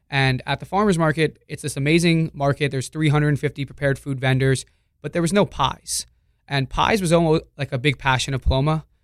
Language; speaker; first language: English; native; English